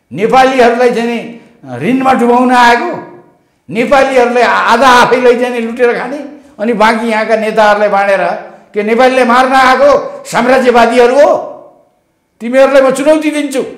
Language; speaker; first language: Nepali; native; Nepali